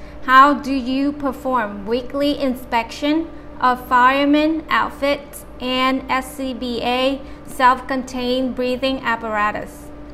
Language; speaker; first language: English; non-native, fluent; Vietnamese